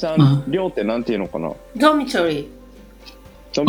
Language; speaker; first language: Japanese; native; Japanese